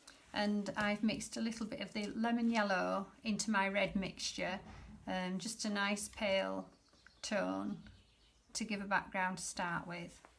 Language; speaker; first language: English; native; English